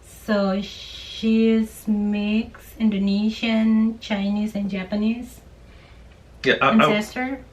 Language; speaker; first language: English; non-native, fluent; Indonesian